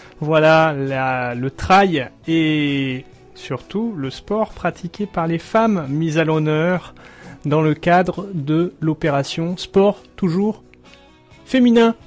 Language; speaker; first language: French; native; French